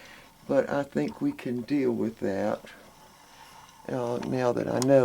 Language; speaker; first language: English; native; English